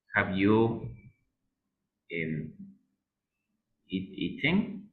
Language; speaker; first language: English; non-native, learner; Spanish